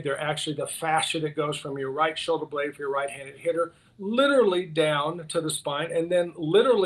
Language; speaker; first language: English; native; English